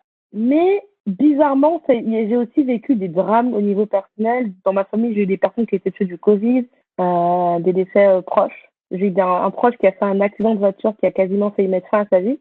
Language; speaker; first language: French; native; French